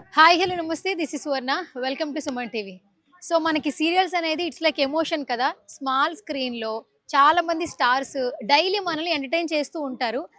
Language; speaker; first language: Telugu; native; Telugu